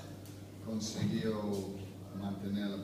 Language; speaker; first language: Spanish; non-native, fluent; English